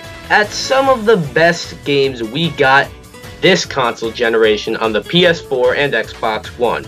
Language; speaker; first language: English; native; English